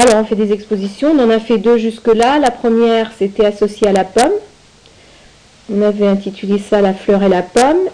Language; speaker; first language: French; native; French